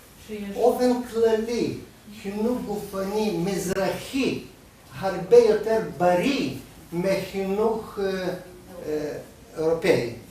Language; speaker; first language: Hebrew; non-native, fluent; Russian